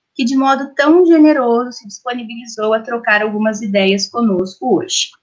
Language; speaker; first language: Portuguese; native; Portuguese